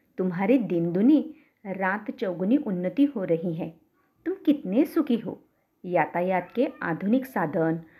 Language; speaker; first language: Hindi; non-native, local second language; Marathi